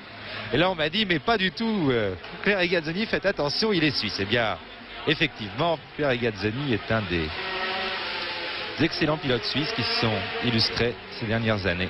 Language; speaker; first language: French; native; French